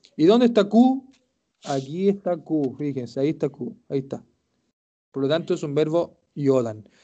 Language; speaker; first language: Spanish; native; Spanish